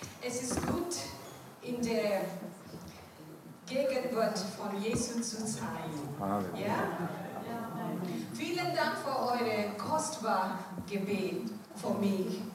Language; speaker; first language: German; non-native, learner; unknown